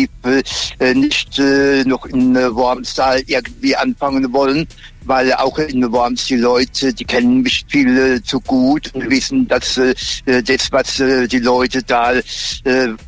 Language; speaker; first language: German; native; German